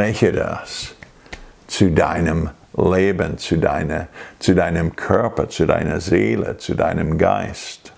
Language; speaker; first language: German; non-native, fluent; English